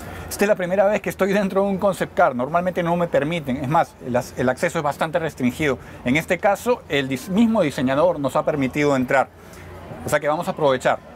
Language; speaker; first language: Spanish; native; Spanish